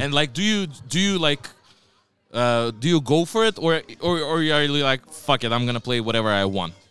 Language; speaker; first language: English; non-native, fluent; Macedonian